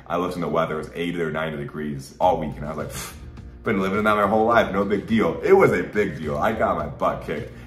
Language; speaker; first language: English; native; English